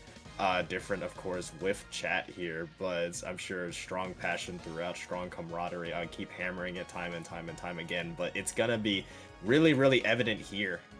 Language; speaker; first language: English; native; English